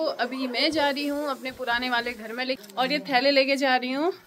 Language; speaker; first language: Hindi; native; Hindi